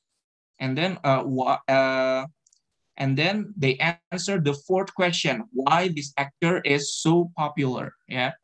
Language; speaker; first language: English; non-native, fluent; Indonesian